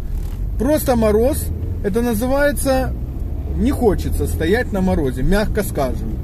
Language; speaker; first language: Russian; native; Russian